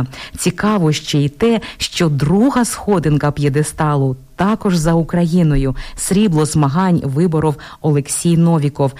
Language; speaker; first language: Ukrainian; native; Ukrainian